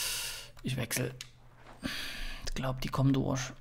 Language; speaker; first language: German; native; German